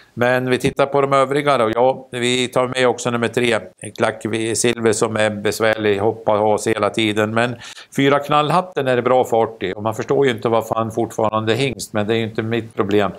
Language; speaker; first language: Swedish; native; Swedish